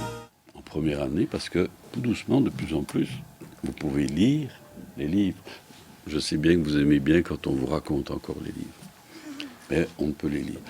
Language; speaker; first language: French; native; French